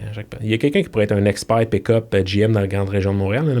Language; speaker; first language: French; native; French